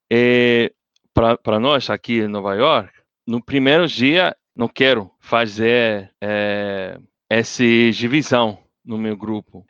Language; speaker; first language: Portuguese; non-native, learner; English